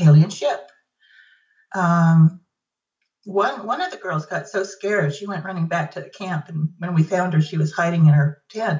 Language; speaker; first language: English; native; English